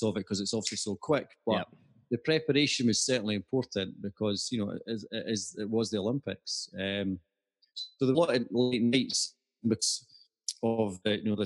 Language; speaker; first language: English; native; English